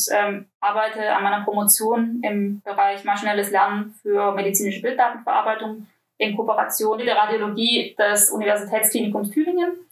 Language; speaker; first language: German; native; German